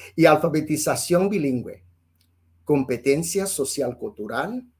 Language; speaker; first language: Spanish; early bilingual, heritage; Spanish